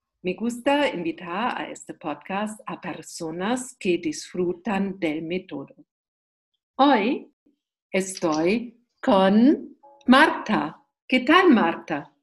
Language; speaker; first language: Spanish; non-native, learner; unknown